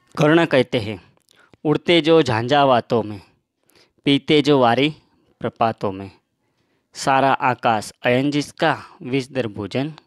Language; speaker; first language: Hindi; non-native, local second language; Gujarati